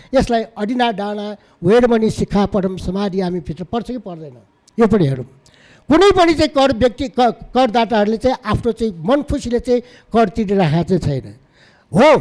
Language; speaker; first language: Nepali; non-native, local second language; Newari